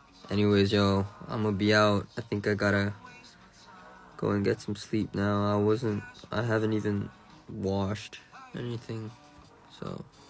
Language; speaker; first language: English; early bilingual, other home language; Korean